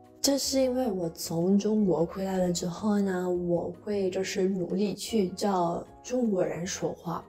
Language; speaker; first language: Chinese; non-native, fluent; Italian